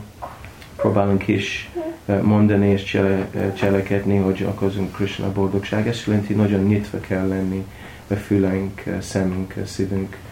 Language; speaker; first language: Hungarian; non-native, learner; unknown